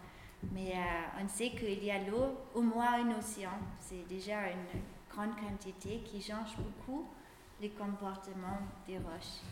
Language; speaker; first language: French; non-native, fluent; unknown